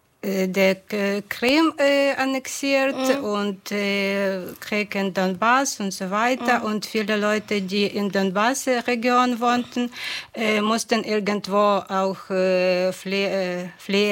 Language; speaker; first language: German; non-native, fluent; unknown